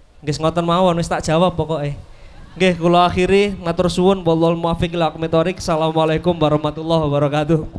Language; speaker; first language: Indonesian; native; Indonesian